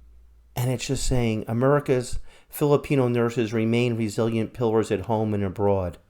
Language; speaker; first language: English; native; English